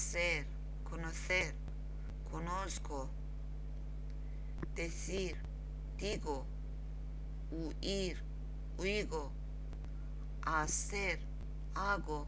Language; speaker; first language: Spanish; non-native, learner; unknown